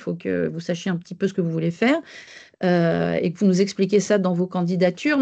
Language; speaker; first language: French; native; French